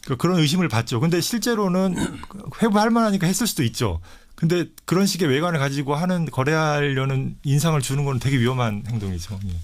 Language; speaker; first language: Korean; native; Korean